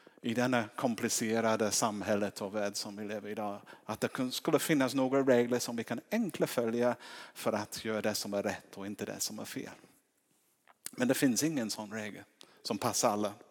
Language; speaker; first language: Swedish; non-native, fluent; English